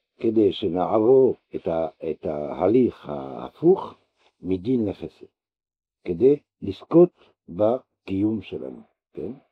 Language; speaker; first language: Hebrew; non-native, fluent; French